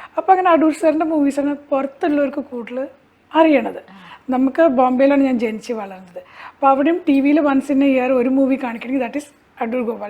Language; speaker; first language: Malayalam; early bilingual, heritage; Malayalam